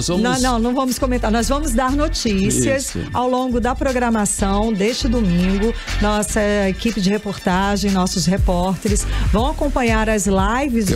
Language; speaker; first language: Portuguese; native; Portuguese